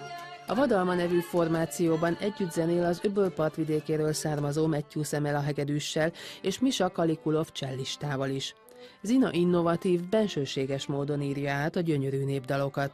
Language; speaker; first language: Hungarian; native; Hungarian